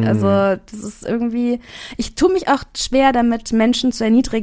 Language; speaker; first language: German; native; German